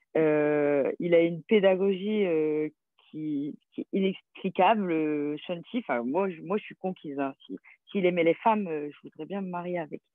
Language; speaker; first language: French; native; French